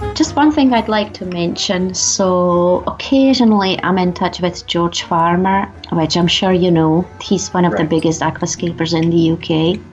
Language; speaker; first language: English; non-native, fluent; Czech